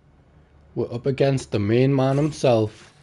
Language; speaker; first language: English; native; English